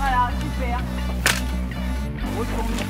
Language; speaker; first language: French; native; French